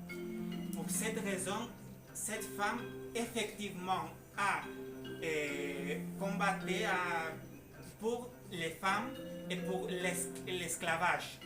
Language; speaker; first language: French; non-native, learner; Spanish